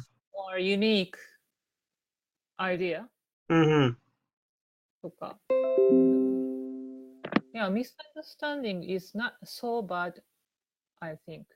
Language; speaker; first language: English; non-native, learner; Japanese